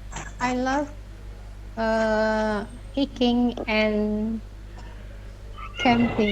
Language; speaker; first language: English; non-native, learner; Indonesian